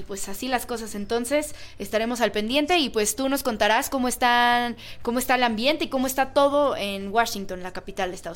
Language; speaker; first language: Spanish; native; Spanish